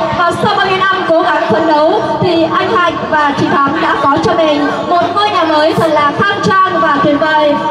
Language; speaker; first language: Vietnamese; non-native, local second language; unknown